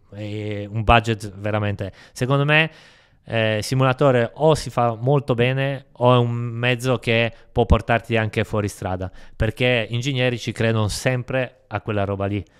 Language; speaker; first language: Italian; non-native, fluent; Polish